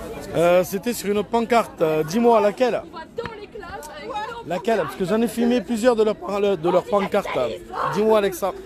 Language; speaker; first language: French; native; French